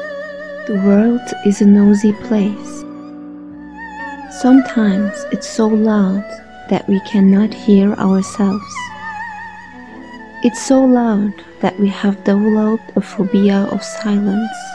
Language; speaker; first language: English; non-native, fluent; German